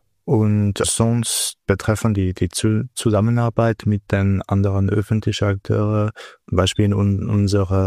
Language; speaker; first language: German; non-native, local second language; French